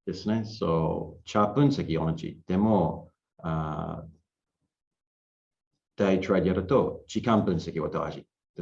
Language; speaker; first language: Japanese; non-native, learner; English